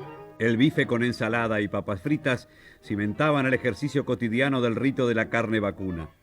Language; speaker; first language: Spanish; native; Spanish